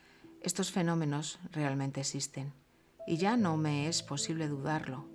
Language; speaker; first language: Spanish; native; Spanish